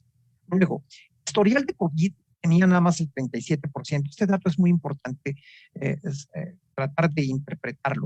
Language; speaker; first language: Spanish; native; Spanish